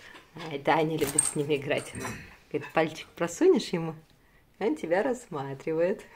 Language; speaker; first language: Russian; native; Russian